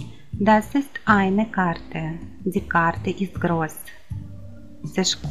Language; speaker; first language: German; non-native, fluent; Ukrainian